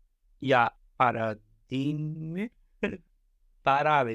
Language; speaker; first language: Greek; non-native, learner; English